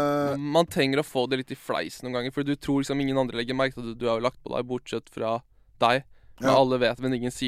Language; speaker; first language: Norwegian; native; Norwegian